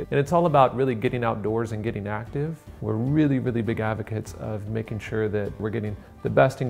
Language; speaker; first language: English; native; English